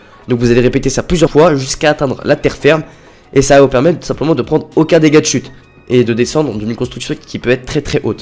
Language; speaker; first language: French; native; French